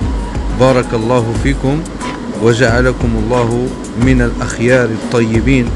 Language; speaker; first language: Arabic; native; Arabic